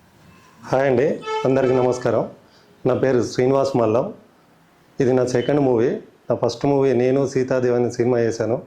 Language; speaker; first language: Telugu; native; Telugu